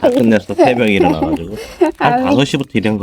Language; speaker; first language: Korean; native; Korean